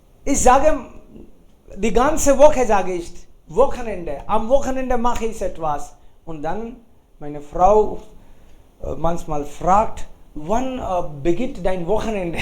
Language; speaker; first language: German; non-native, fluent; Hindi